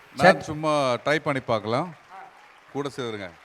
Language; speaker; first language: Tamil; non-native, learner; Malayalam